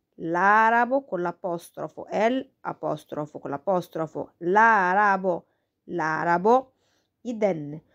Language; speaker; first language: Italian; non-native, learner; Arabic